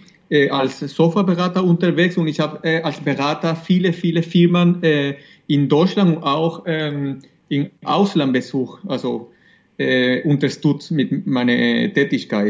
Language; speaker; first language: German; non-native, fluent; Spanish